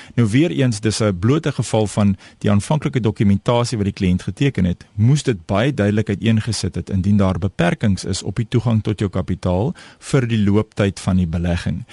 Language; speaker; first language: Afrikaans; native; Afrikaans